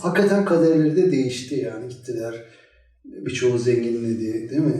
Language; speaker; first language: Turkish; native; Turkish